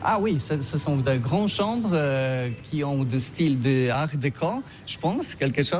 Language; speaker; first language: French; non-native, fluent; Polish